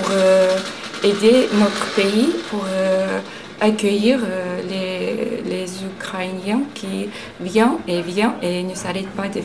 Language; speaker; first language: French; non-native, learner; Romanian